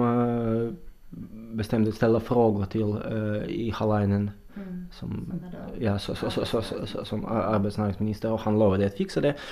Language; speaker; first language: Swedish; non-native, fluent; Russian